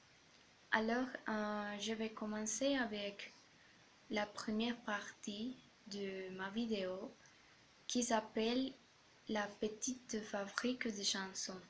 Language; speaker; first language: French; non-native, learner; Spanish